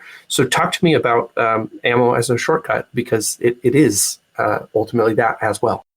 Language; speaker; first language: English; native; English